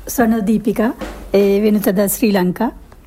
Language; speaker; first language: Italian; non-native, learner; Sinhala